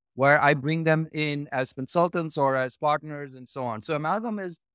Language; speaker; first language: English; non-native, local second language; Hindi